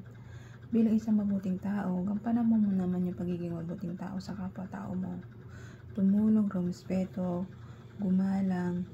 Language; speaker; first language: Filipino; native; Filipino